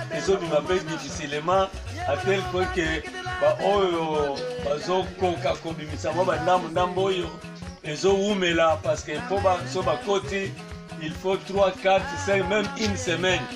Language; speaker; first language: Lingala; non-native, local second language; Kongo